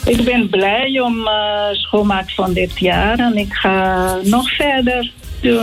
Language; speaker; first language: Dutch; non-native, learner; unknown